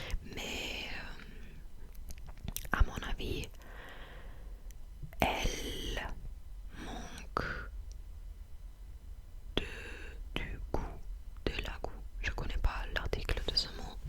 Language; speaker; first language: French; non-native, fluent; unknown